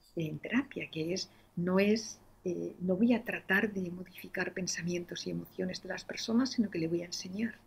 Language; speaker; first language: Spanish; native; Spanish